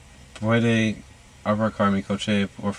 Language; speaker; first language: Spanish; non-native, learner; English